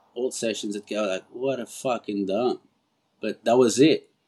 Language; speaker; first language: English; non-native, fluent; Portuguese